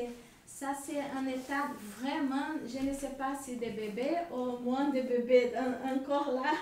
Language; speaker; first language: French; non-native, learner; Spanish